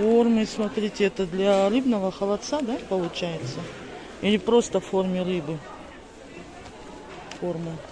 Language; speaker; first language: Russian; native; Russian